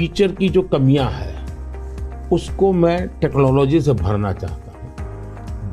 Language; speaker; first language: Hindi; native; Hindi